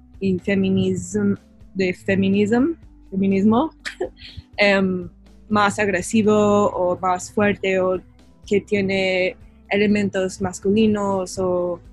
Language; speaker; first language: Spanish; non-native, learner; English